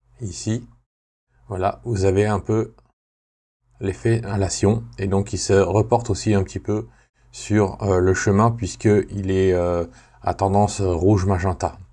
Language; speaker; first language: French; native; French